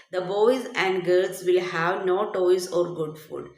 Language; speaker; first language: English; non-native, local second language; Malayalam